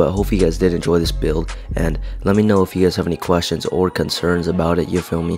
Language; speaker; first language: English; native; English